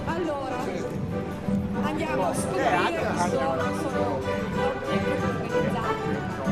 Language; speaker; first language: Italian; native; Italian